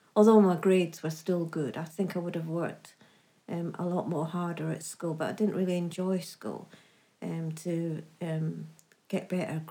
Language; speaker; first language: English; native; English